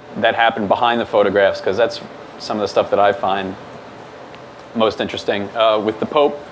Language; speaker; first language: English; native; English